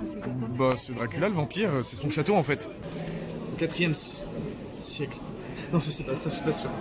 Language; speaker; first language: French; native; French